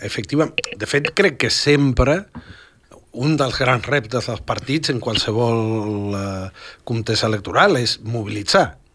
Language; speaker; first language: Catalan; native; Catalan